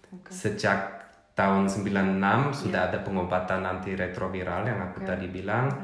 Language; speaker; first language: Indonesian; non-native, fluent; German